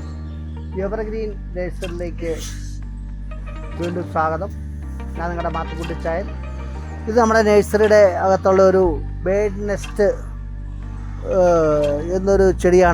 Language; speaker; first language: Malayalam; native; Malayalam